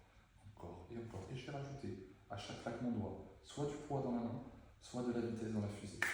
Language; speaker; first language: French; native; French